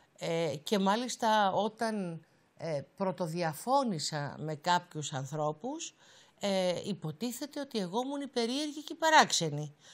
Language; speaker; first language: Greek; native; Greek